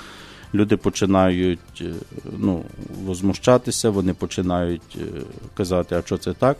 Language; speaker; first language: Ukrainian; native; Ukrainian